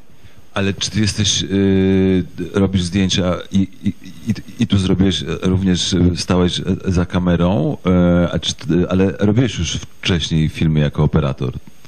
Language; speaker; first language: Polish; native; Polish